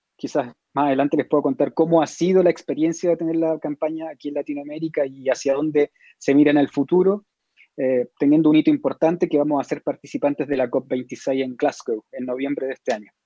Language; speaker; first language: Spanish; native; Spanish